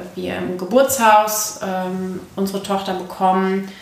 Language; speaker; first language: German; native; German